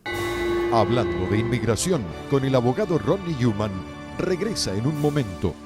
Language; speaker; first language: Spanish; native; Spanish